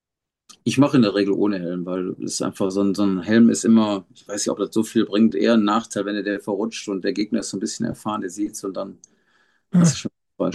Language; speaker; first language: German; native; German